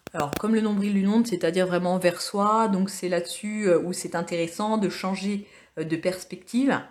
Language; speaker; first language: French; native; French